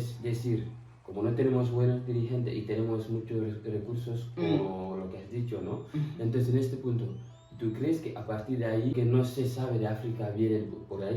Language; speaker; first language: Spanish; non-native, fluent; Fula